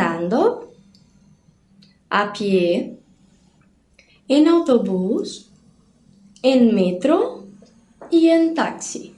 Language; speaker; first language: Spanish; non-native, fluent; Portuguese